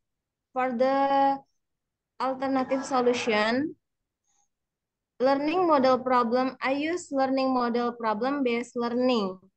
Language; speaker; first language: English; non-native, learner; Indonesian